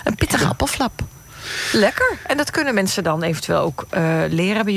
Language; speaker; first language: Dutch; native; Dutch